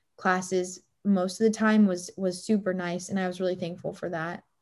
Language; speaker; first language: English; native; English